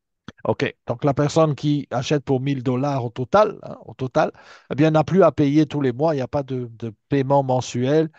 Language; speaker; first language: French; native; French